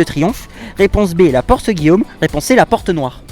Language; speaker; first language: French; native; French